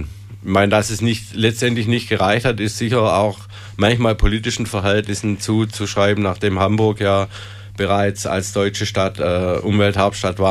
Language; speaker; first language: German; native; German